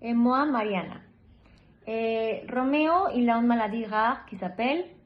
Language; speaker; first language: French; non-native, learner; Spanish